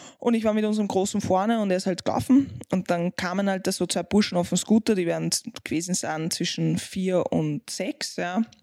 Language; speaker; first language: German; non-native, local second language; English